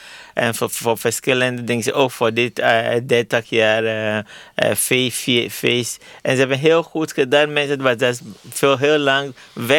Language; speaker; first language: Dutch; non-native, learner; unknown